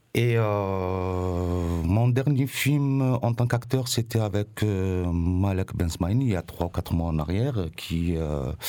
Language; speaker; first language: French; non-native, local second language; Arabic